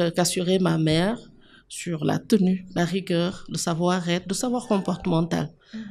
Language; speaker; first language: French; non-native, local second language; Wolof